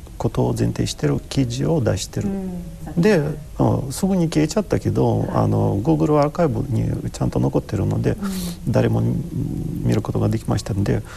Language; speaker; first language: Japanese; non-native, fluent; Ukrainian